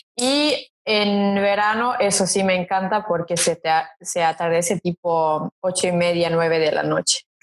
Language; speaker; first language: Spanish; non-native, fluent; Serbian